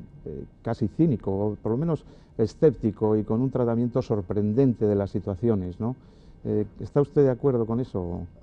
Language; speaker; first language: Spanish; native; Spanish